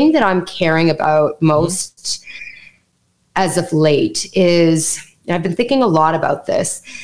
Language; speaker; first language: English; native; English